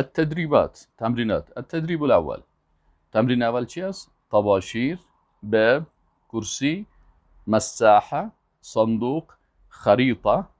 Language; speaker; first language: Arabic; non-native, fluent; Persian